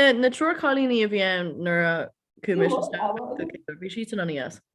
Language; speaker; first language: Irish; non-native, local second language; English